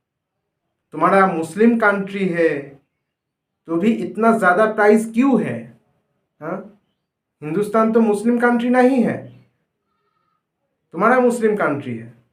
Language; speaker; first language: Hindi; non-native, local second language; Bangla